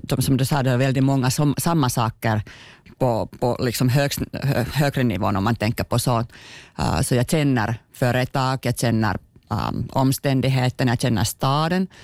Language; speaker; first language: Swedish; non-native, local second language; Finnish